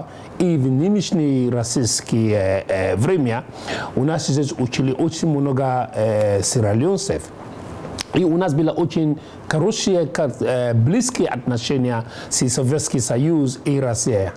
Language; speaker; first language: Russian; non-native, learner; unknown